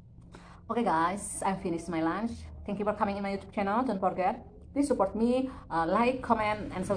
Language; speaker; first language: English; non-native, learner; Indonesian